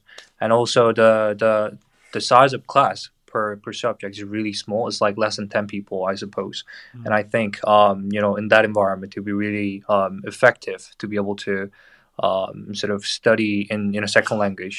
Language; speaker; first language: English; non-native, fluent; Korean